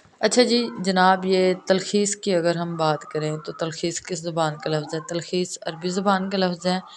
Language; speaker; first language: Urdu; non-native, local second language; Punjabi